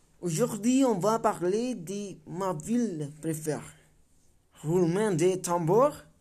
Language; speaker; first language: French; non-native, learner; English